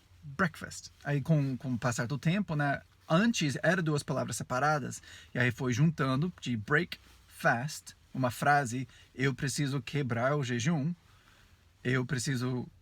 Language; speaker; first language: Portuguese; non-native, fluent; English